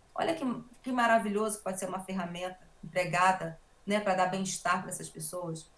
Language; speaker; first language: Portuguese; native; Portuguese